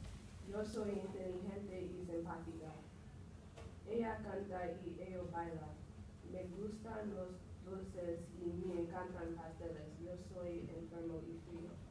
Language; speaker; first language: Spanish; non-native, learner; English